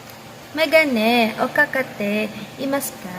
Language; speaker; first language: Japanese; non-native, learner; Filipino